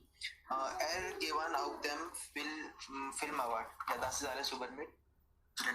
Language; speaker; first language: German; non-native, learner; Hindi